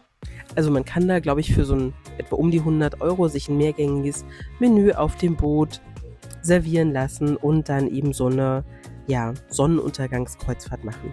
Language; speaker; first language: German; native; German